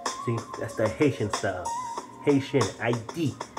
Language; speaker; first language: English; native; English